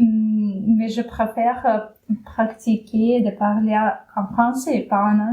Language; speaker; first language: French; non-native, fluent; Ukrainian